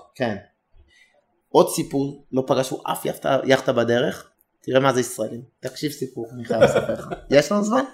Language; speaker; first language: Hebrew; native; Hebrew